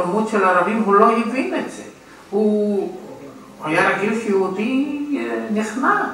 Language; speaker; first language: Hebrew; non-native, fluent; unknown